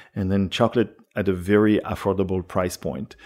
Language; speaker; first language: English; non-native, fluent; French